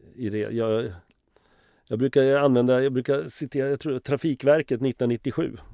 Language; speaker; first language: Swedish; native; Swedish